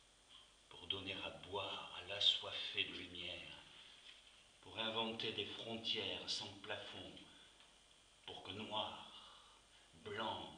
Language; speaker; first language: French; native; French